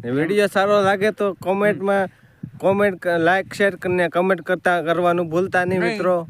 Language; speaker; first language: Gujarati; native; Gujarati